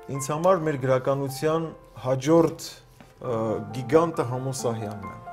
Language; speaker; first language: Armenian; native; Armenian